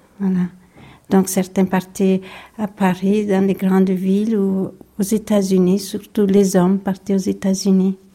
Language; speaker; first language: French; early bilingual, other home language; Basque